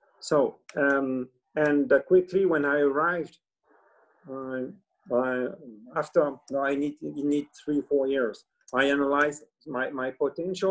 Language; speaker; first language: English; non-native, learner; French